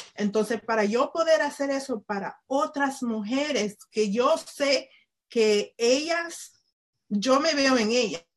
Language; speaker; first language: Spanish; early bilingual, heritage; Spanish